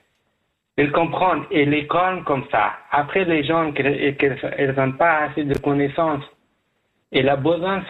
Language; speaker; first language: French; non-native, fluent; Persian